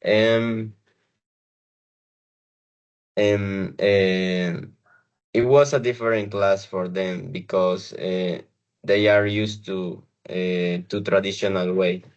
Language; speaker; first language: English; non-native, learner; Spanish